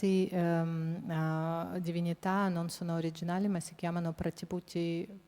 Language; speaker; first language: Italian; non-native, fluent; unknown